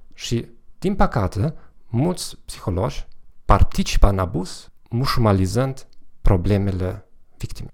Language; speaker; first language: Romanian; non-native, fluent; German